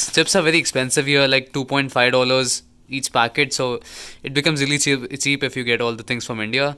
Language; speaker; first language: English; non-native, local second language; Hindi